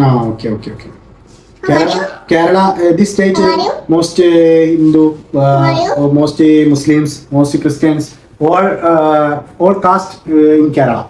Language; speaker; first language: English; non-native, local second language; Malayalam